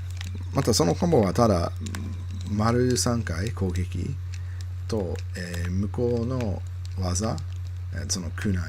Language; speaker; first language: Japanese; non-native, learner; English